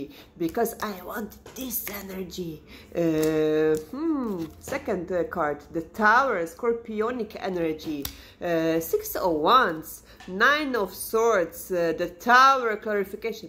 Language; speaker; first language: English; non-native, fluent; Serbian